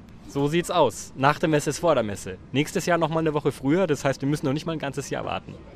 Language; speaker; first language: German; native; German